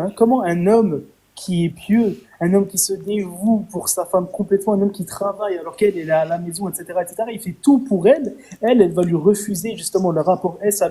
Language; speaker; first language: French; native; French